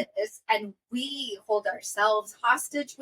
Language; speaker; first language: English; native; English